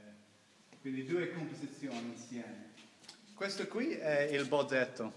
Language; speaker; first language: Italian; non-native, learner; English